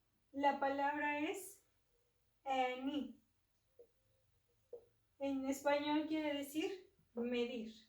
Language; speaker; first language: Spanish; non-native, local second language; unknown